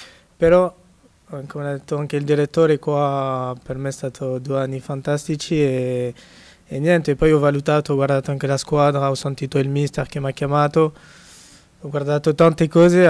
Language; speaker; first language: Italian; non-native, fluent; French